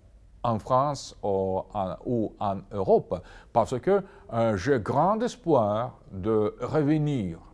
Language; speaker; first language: French; non-native, fluent; Russian